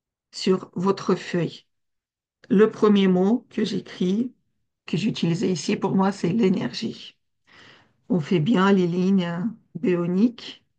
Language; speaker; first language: French; non-native, fluent; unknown